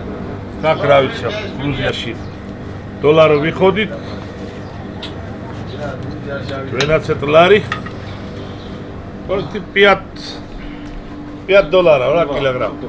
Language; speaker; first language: Russian; non-native, local second language; Georgian